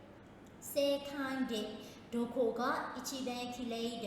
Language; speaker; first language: Japanese; non-native, fluent; Burmese